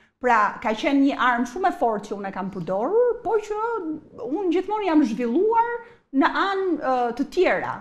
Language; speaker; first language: Albanian; early bilingual, heritage; Albanian